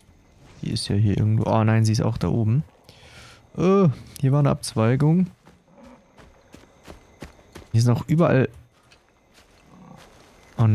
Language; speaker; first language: German; native; German